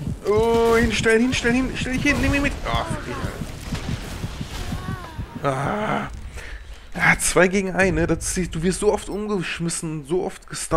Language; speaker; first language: German; native; German